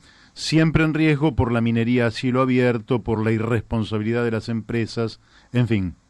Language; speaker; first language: Spanish; native; Spanish